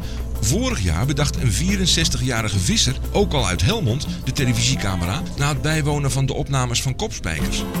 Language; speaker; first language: Dutch; native; Dutch